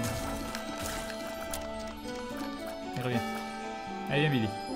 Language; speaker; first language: French; native; French